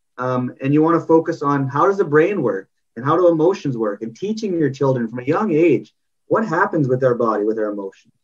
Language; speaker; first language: English; native; English